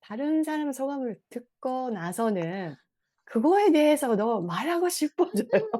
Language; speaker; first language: Korean; non-native, fluent; Japanese